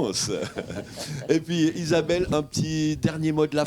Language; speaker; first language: French; native; French